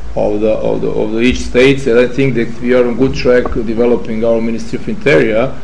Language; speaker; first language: English; non-native, fluent; Serbian